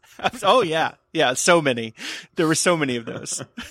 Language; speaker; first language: English; native; English